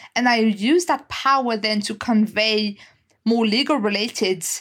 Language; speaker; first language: English; non-native, fluent; French